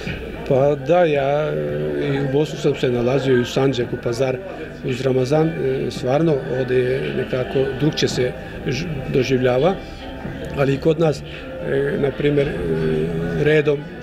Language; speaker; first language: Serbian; early bilingual, heritage; Croatian